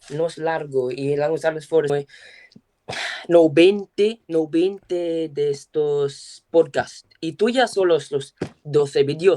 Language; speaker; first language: Spanish; non-native, learner; English